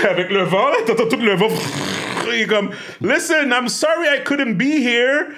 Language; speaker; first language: French; native; French